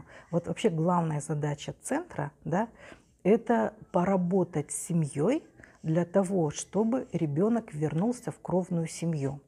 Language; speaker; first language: Russian; native; Russian